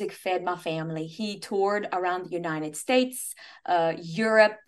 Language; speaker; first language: English; native; English